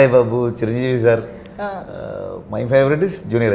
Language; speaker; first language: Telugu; non-native, learner; Kannada